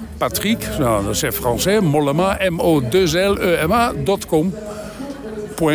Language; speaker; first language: French; non-native, learner; Dutch